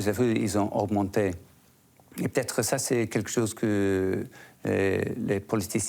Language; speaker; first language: French; non-native, fluent; English